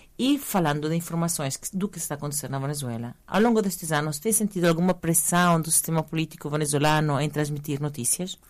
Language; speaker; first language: Portuguese; native; Portuguese